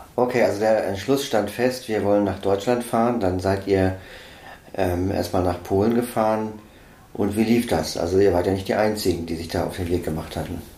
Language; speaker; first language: German; native; German